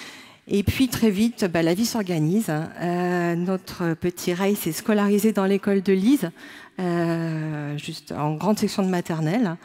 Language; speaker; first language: French; native; French